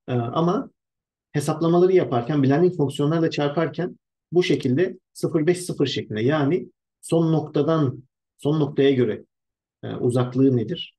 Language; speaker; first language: Turkish; native; Turkish